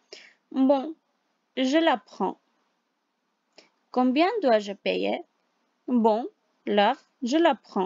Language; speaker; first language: French; non-native, fluent; Armenian